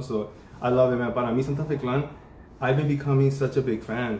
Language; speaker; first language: English; early bilingual, other home language; Spanish